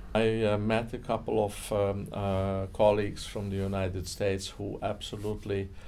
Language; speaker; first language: English; non-native, fluent; Dutch